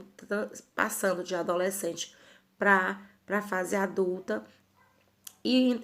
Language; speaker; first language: Portuguese; native; Portuguese